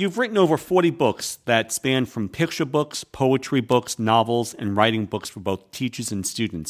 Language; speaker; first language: English; native; English